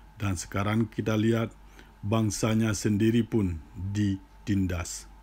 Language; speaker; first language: Malay; non-native, local second language; Achinese